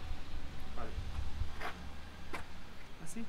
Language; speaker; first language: Spanish; non-native, learner; German